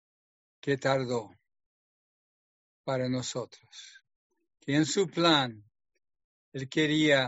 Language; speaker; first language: Spanish; non-native, fluent; English